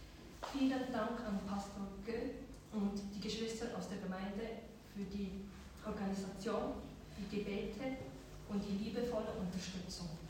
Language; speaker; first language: German; early bilingual, other home language; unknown